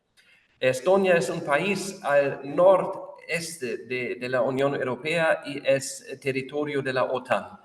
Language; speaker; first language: Spanish; non-native, fluent; German